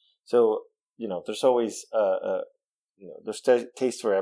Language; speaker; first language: English; non-native, fluent; Spanish